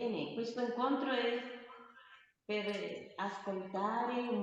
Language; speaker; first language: Italian; non-native, fluent; Spanish